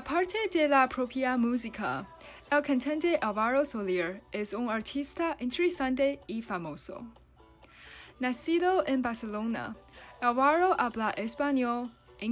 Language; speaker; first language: Spanish; non-native, learner; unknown